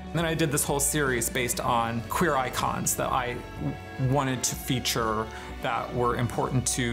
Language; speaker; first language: English; native; English